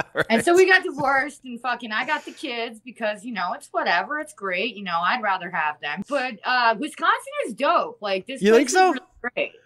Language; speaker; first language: English; native; English